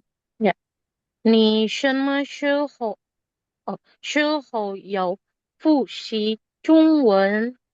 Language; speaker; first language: Chinese; non-native, learner; Indonesian